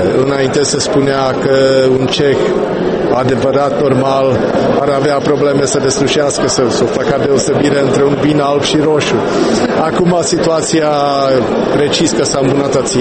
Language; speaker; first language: Romanian; non-native, fluent; Czech